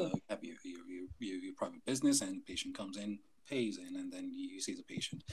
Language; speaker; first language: English; non-native, fluent; Arabic